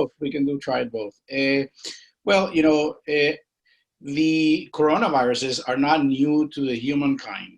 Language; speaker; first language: English; non-native, fluent; Spanish